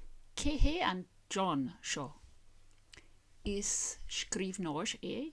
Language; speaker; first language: Irish; non-native, learner; English